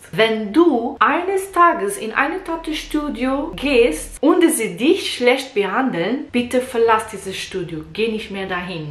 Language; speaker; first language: German; non-native, learner; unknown